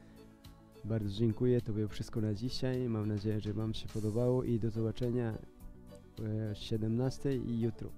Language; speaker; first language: Polish; non-native, learner; Spanish